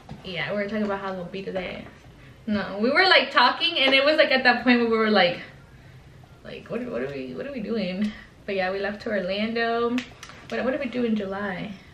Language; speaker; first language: English; early bilingual, other home language; Spanish